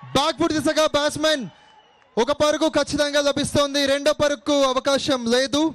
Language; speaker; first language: Telugu; native; Telugu